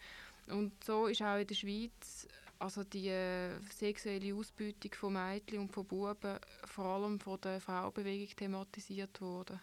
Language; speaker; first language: German; native; German